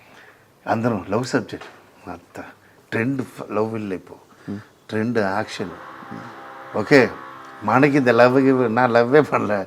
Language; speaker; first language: Telugu; non-native, local second language; Tamil